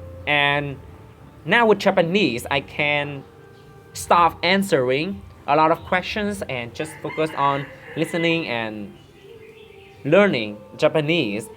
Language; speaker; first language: English; non-native, learner; Vietnamese